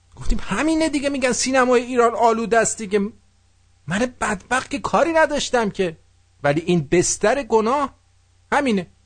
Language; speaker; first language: Persian; native; Persian